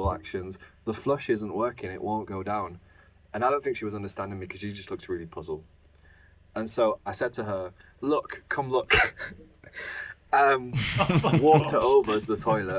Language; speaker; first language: English; native; English